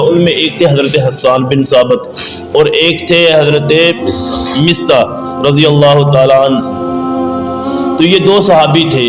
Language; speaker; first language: Urdu; native; Urdu